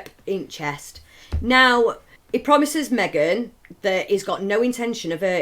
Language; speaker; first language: English; native; English